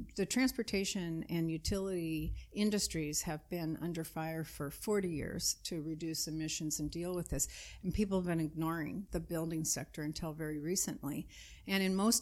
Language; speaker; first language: English; native; English